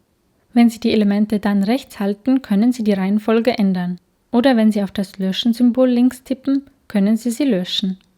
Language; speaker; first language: German; native; German